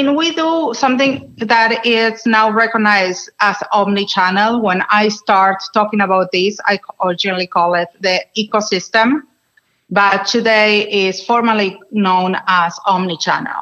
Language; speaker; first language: English; non-native, fluent; Spanish